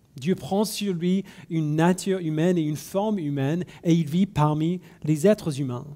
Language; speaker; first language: French; non-native, fluent; English